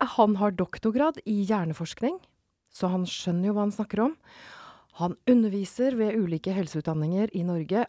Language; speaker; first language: Norwegian; native; Norwegian